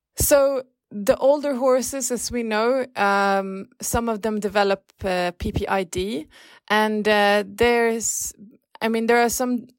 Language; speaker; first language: English; non-native, fluent; Swedish